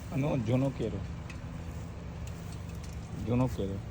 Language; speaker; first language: Spanish; non-native, learner; Bangla